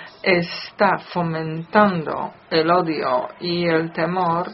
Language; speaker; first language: Spanish; non-native, fluent; Polish